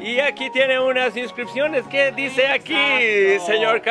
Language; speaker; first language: Spanish; native; Spanish